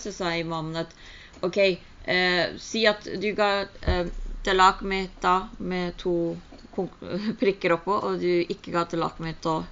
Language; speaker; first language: Norwegian; early bilingual, other home language; Urdu